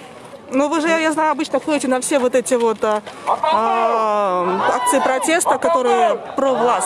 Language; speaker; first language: Russian; native; Russian